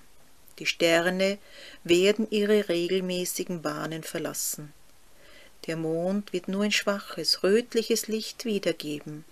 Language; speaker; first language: German; native; German